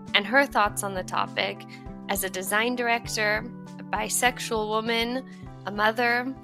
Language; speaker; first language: English; native; English